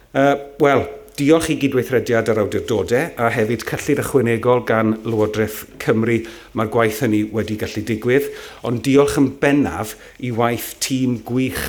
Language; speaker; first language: Welsh; native; Welsh